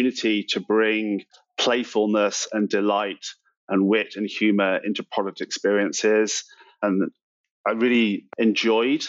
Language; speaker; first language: English; native; English